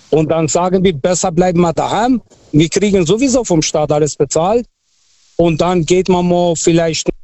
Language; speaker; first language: German; non-native, fluent; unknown